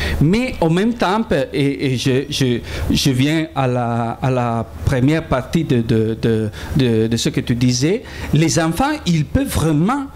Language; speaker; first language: French; non-native, fluent; Italian